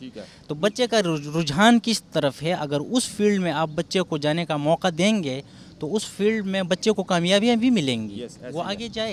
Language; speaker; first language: Urdu; native; Urdu